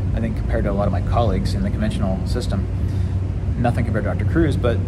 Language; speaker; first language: English; native; English